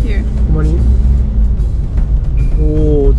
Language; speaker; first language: Japanese; native; Japanese